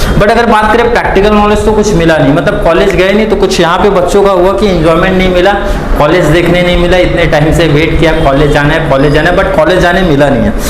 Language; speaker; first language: Hindi; native; Hindi